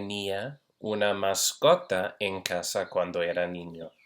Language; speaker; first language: Spanish; non-native, fluent; English